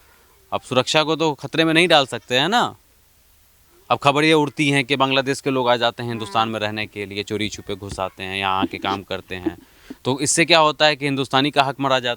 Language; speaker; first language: Hindi; native; Hindi